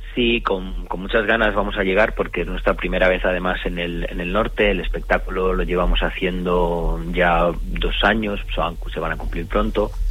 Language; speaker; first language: Spanish; early bilingual, other home language; Romanian